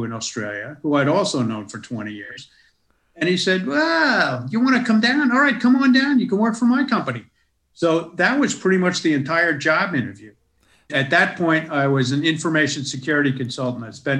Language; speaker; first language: English; native; English